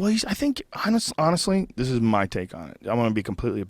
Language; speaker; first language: English; native; English